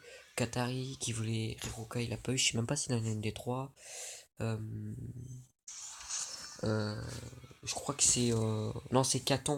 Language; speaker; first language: French; native; French